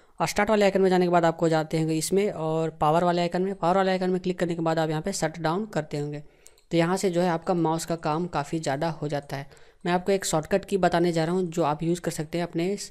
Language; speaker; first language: Hindi; native; Hindi